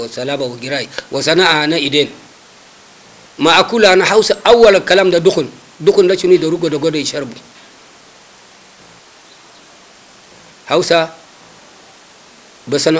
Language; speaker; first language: Arabic; non-native, local second language; Hausa